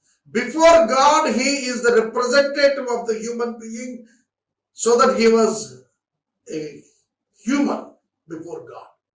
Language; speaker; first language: English; non-native, local second language; Telugu